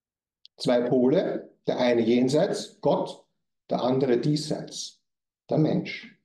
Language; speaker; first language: German; native; German